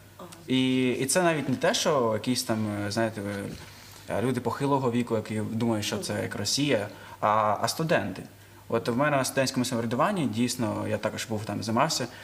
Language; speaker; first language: Ukrainian; non-native, local second language; Russian